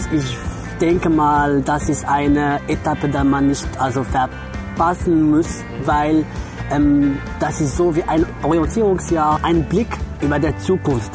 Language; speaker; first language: German; non-native, fluent; Arabic